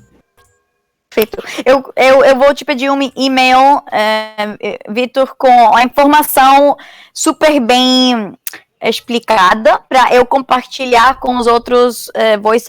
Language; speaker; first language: Portuguese; non-native, learner; Spanish